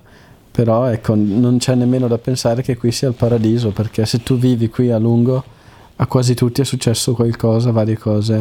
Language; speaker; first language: Italian; native; Italian